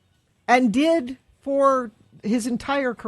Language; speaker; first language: English; native; English